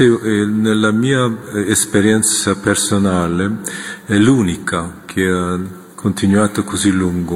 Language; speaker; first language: Italian; non-native, fluent; Korean